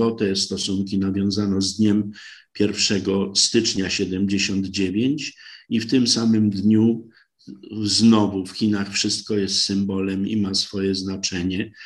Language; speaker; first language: Polish; native; Polish